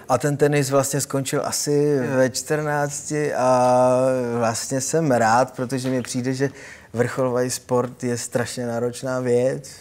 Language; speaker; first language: Czech; native; Czech